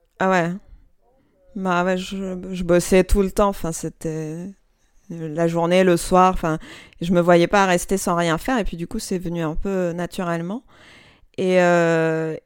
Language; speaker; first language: French; non-native, local second language; Arabic